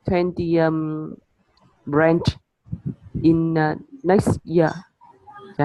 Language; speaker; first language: English; non-native, learner; Vietnamese